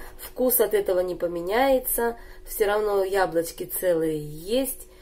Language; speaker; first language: Russian; native; Russian